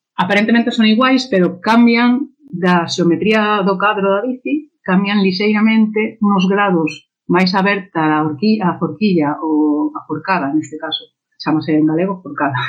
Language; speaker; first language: Galician; non-native, local second language; Spanish